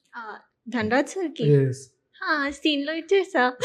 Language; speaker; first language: Telugu; non-native, learner; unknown